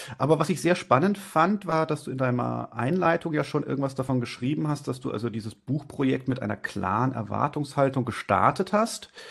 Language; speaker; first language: German; native; German